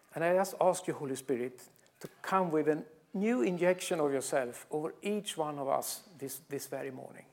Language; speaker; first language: English; non-native, fluent; Swedish